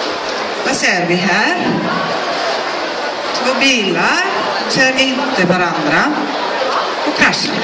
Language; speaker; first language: Swedish; non-native, fluent; Greek